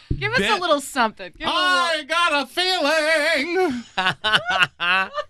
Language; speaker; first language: English; native; English